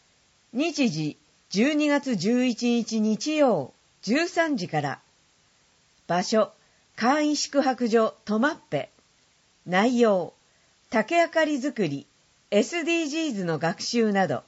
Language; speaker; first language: Japanese; native; Japanese